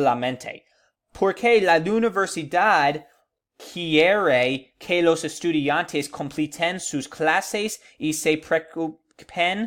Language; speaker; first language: Spanish; non-native, learner; English